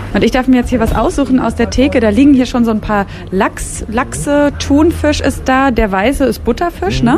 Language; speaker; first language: German; native; German